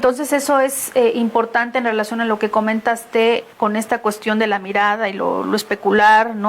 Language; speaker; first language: Spanish; native; Spanish